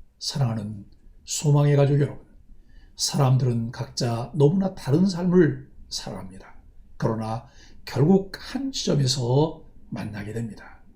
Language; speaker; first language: Korean; native; Korean